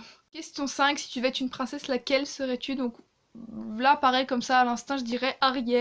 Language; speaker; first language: French; native; French